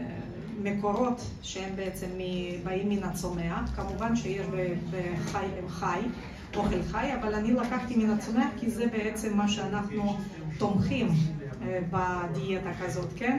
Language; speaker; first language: Hebrew; non-native, fluent; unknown